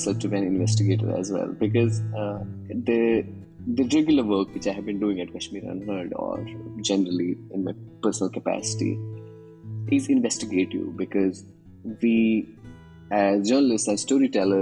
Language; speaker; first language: English; non-native, local second language; Kashmiri